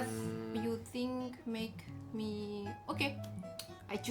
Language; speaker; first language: English; non-native, learner; Indonesian